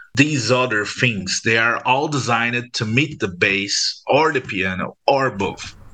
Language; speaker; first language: English; non-native, fluent; Portuguese